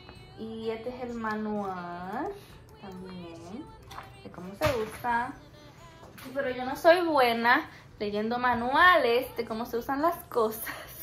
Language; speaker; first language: Spanish; early bilingual, heritage; Spanish